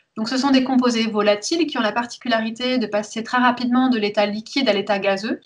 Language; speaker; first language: French; early bilingual, heritage; French